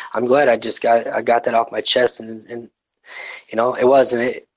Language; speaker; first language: English; native; English